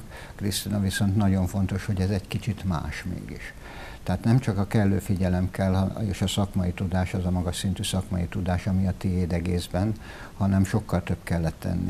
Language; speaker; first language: Hungarian; native; Hungarian